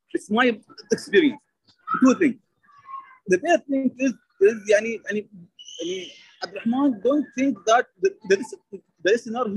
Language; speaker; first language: English; non-native, learner; Arabic